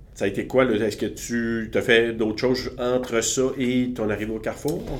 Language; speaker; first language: French; native; French